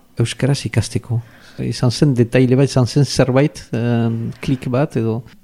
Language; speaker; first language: Basque; native; Basque